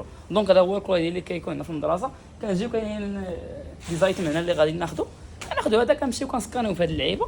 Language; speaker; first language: Arabic; native; Arabic